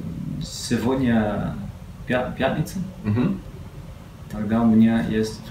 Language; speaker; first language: Russian; non-native, learner; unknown